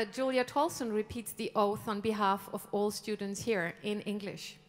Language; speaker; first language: English; non-native, fluent; German